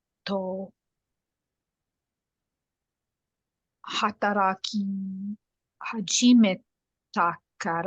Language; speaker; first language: Japanese; non-native, learner; English